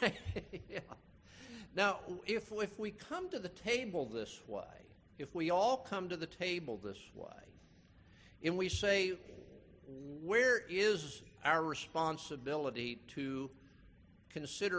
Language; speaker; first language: English; native; English